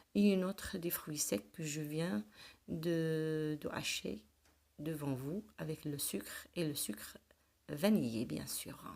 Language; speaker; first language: French; non-native, local second language; Arabic